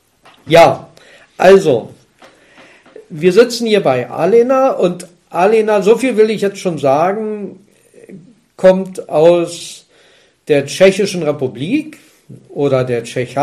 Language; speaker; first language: German; native; German